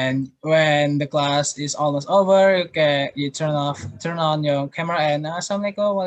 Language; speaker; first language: English; non-native, learner; Indonesian